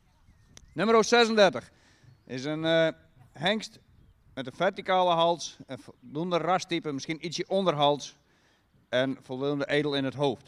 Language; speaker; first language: Dutch; native; Dutch